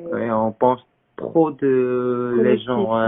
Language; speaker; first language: French; non-native, learner; Korean